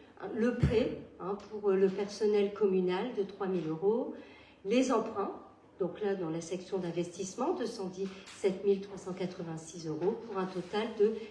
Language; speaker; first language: French; native; French